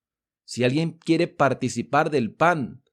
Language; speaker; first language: Spanish; native; Spanish